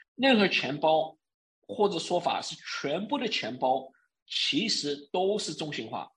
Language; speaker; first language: Chinese; early bilingual, heritage; Chinese